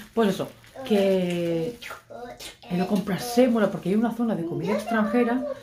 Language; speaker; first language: Spanish; early bilingual, other home language; Arabic